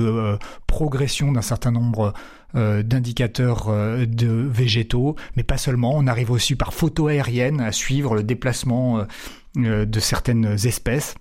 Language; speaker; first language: French; native; French